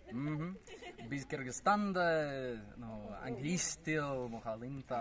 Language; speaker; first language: Kyrgyz; non-native, learner; English